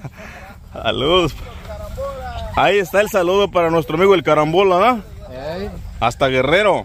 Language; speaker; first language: Spanish; native; Spanish